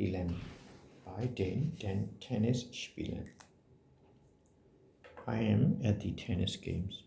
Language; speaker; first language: German; non-native, learner; Burmese